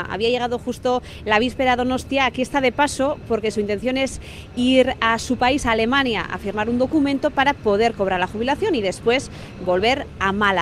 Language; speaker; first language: Spanish; native; Spanish